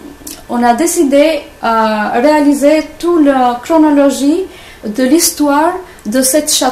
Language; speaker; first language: French; non-native, fluent; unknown